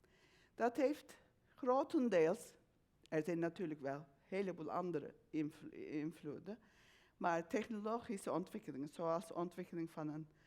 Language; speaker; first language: Dutch; non-native, fluent; Turkish